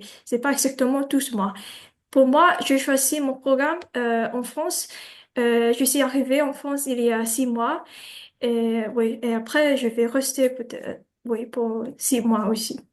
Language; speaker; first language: French; non-native, learner; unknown